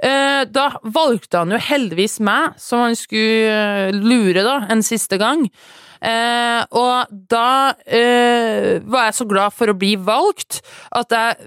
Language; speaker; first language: Norwegian; native; Norwegian